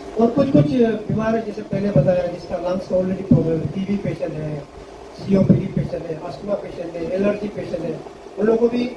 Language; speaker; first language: Hindi; non-native, local second language; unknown